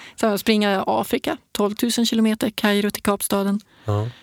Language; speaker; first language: Swedish; native; Swedish